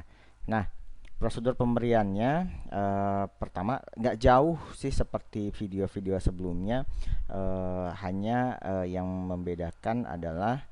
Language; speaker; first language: Indonesian; native; Indonesian